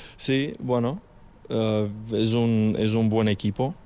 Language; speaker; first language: Spanish; non-native, fluent; Ukrainian